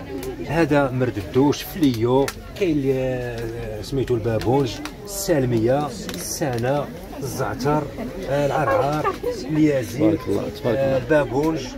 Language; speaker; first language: Arabic; native; Arabic